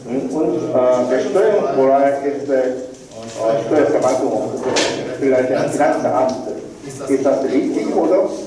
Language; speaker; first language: German; non-native, learner; Korean